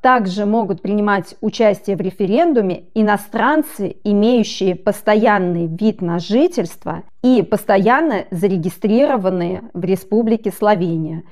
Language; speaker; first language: Russian; native; Russian